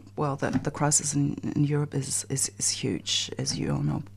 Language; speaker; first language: English; non-native, fluent; German